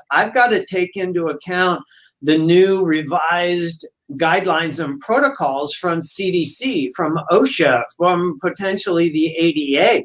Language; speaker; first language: English; native; English